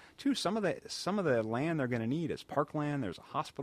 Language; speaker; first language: English; native; English